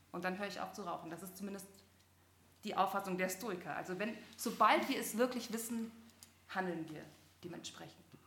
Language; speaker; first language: German; native; German